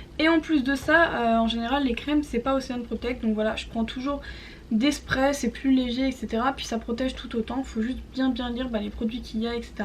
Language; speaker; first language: French; native; French